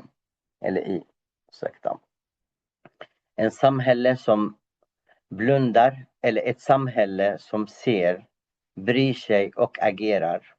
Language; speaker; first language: Swedish; non-native, fluent; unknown